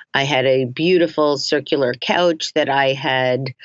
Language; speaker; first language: English; native; English